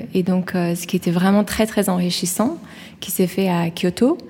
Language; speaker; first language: French; early bilingual, other home language; Persian